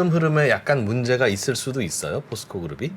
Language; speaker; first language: Korean; native; Korean